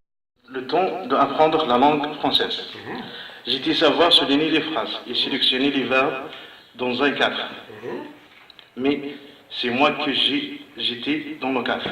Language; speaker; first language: French; non-native, learner; Arabic